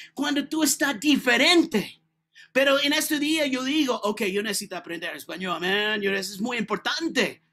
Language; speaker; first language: Spanish; non-native, learner; English